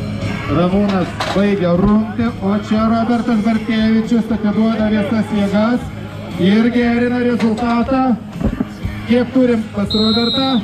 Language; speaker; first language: Lithuanian; native; Lithuanian